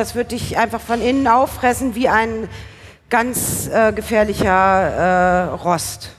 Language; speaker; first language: German; native; German